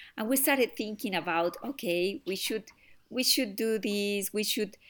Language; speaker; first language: English; non-native, fluent; Spanish